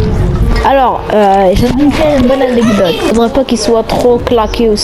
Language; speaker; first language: French; native; French